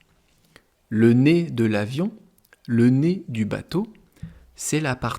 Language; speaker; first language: French; native; French